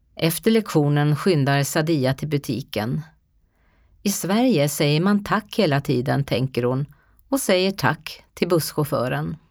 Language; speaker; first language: Swedish; native; Swedish